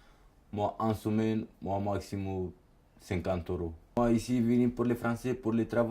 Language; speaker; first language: French; non-native, learner; Romanian